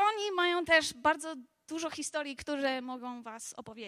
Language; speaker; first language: Polish; non-native, learner; English